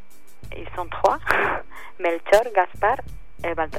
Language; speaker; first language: French; non-native, fluent; Spanish